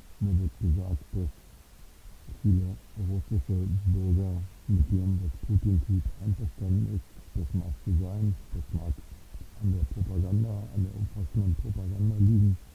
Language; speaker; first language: German; native; German